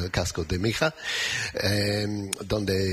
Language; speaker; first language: Spanish; non-native, learner; English